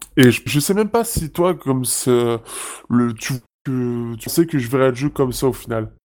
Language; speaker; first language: French; native; French